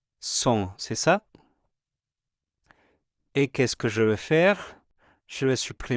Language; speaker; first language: French; non-native, fluent; Spanish